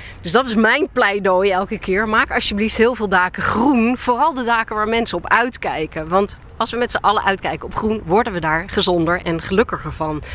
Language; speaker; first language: Dutch; native; Dutch